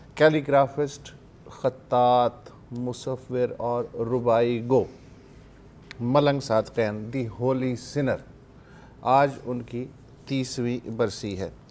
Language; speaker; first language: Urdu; native; Urdu